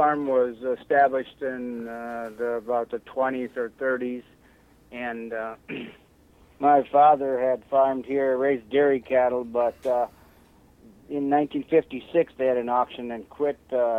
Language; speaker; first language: English; native; English